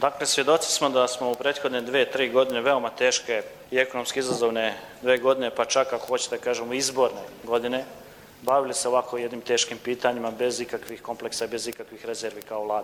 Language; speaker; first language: Croatian; native; Croatian